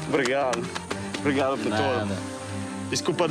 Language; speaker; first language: Portuguese; non-native, learner; French